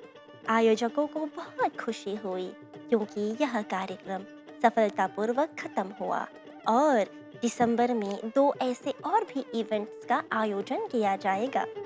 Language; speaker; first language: Hindi; non-native, local second language; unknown